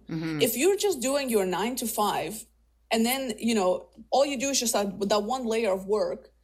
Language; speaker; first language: English; early bilingual, other home language; Russian